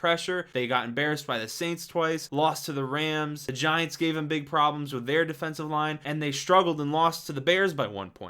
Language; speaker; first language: English; native; English